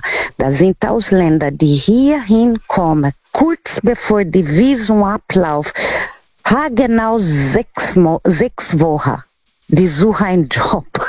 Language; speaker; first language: German; non-native, learner; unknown